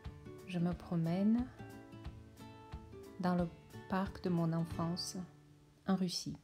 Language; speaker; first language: French; non-native, fluent; Russian